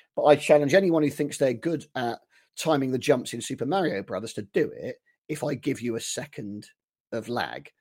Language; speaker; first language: English; native; English